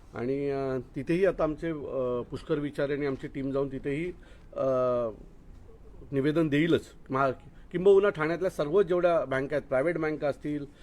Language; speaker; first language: Marathi; native; Marathi